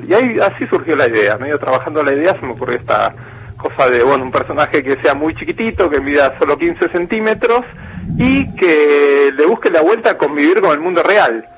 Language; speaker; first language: Spanish; native; Spanish